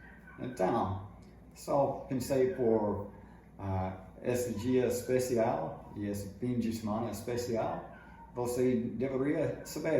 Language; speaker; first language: Portuguese; non-native, fluent; English